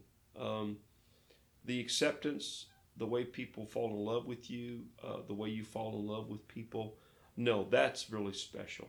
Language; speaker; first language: English; native; English